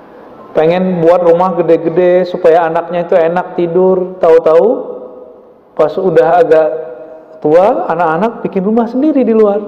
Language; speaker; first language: Indonesian; native; Indonesian